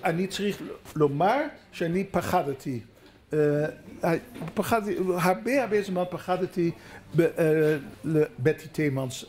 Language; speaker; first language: Hebrew; non-native, fluent; Dutch